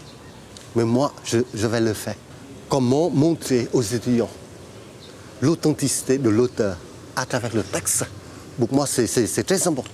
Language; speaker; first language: French; non-native, fluent; Vietnamese